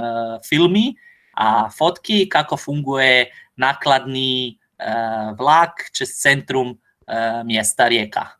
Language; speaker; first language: Slovak; non-native, learner; Croatian